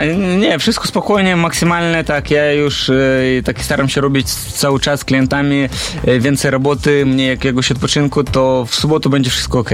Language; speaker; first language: Polish; non-native, learner; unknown